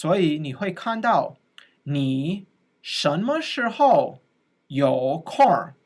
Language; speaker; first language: Chinese; non-native, fluent; English